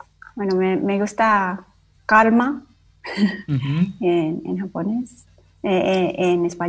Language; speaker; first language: Spanish; non-native, fluent; Japanese